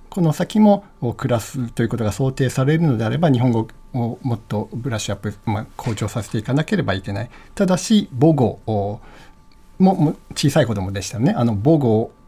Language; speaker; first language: Japanese; native; Japanese